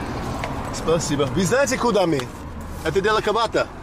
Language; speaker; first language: Russian; non-native, learner; English